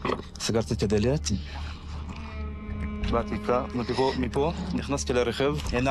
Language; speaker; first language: Hebrew; non-native, local second language; Arabic